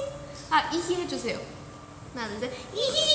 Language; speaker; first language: Korean; non-native, fluent; Thai